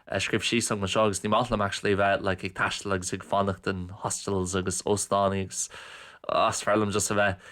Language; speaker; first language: Irish; non-native, local second language; English